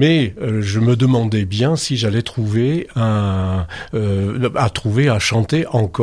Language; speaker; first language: French; native; French